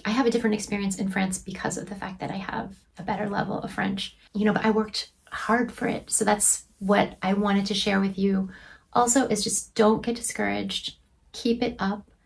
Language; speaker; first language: English; native; English